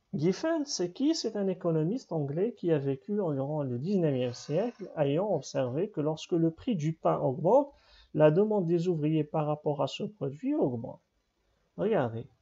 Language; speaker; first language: French; non-native, local second language; Arabic